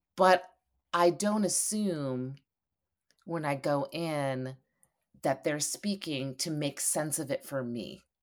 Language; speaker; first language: English; native; English